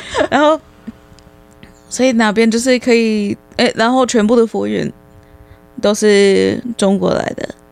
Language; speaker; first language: Chinese; non-native, fluent; English